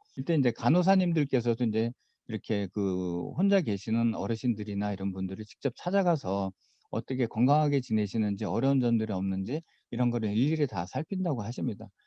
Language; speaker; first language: Korean; native; Korean